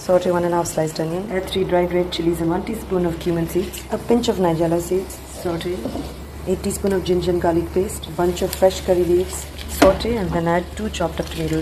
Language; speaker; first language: English; non-native, local second language; Urdu